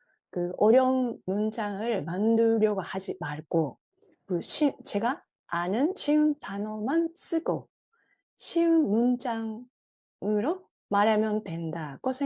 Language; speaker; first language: Korean; non-native, fluent; Japanese